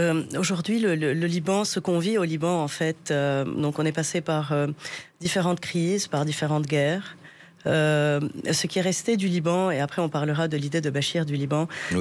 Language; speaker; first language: French; non-native, local second language; Arabic